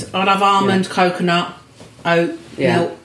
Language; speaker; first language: English; native; English